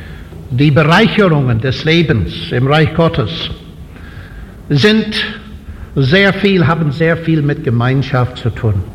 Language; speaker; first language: German; non-native, fluent; English